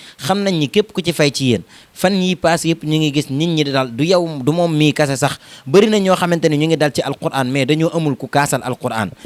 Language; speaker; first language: Wolof; native; Wolof